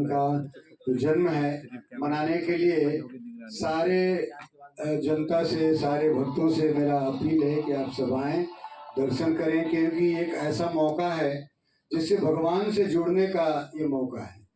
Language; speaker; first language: Hindi; native; Hindi